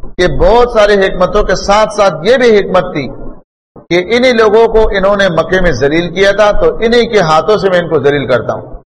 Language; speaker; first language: Urdu; non-native, local second language; Pashto